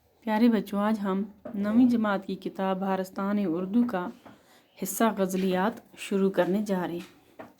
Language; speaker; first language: Urdu; non-native, local second language; Kashmiri